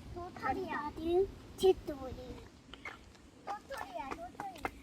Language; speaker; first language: Korean; early bilingual, heritage; Korean